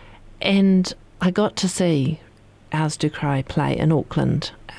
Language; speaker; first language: English; native; English